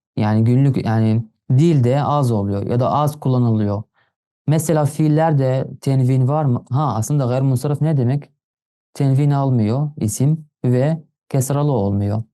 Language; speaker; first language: Turkish; non-native, fluent; Arabic